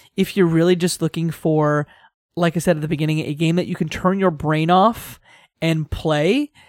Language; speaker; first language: English; native; English